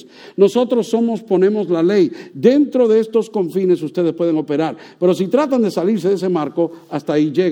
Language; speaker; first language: Spanish; native; Spanish